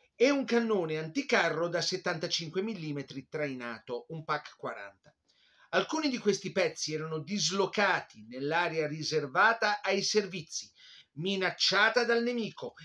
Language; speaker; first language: Italian; native; Italian